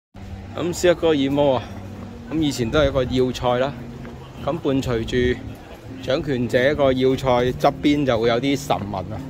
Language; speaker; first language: Cantonese; native; Cantonese